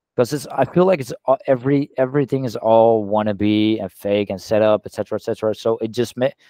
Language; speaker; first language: English; non-native, fluent; Dutch